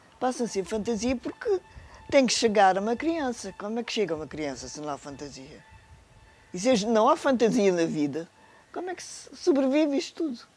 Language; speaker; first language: Portuguese; native; Portuguese